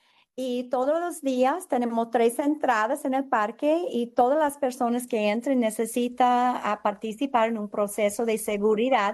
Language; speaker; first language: Spanish; non-native, learner; English